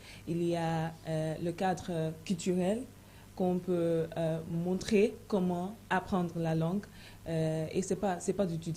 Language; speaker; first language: French; non-native, fluent; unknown